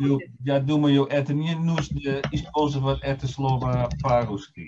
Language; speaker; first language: Russian; non-native, fluent; Dutch